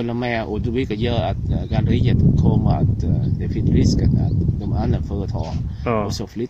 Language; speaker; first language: Swedish; non-native, learner; Vietnamese